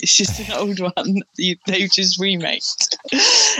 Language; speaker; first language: English; native; English